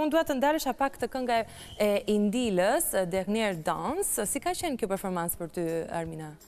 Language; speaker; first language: Albanian; native; Albanian